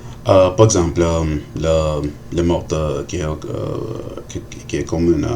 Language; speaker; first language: French; non-native, learner; English